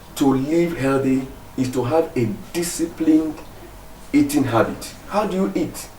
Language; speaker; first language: English; non-native, local second language; Yoruba